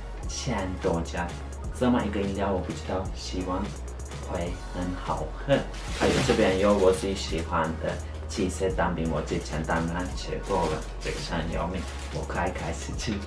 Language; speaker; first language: Chinese; non-native, learner; Turkish